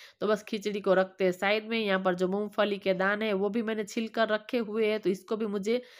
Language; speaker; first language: Hindi; non-native, local second language; Gujarati